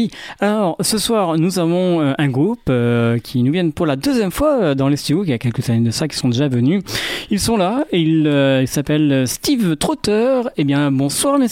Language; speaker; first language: French; native; French